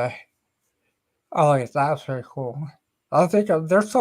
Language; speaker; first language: English; native; English